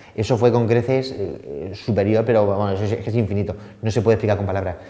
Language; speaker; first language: Spanish; native; Spanish